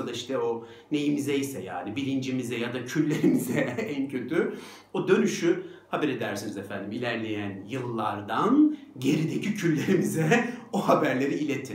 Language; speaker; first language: Turkish; native; Turkish